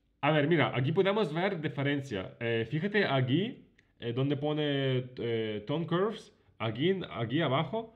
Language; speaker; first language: Spanish; non-native, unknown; Ukrainian